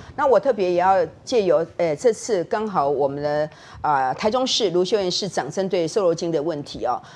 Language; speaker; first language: Chinese; native; Chinese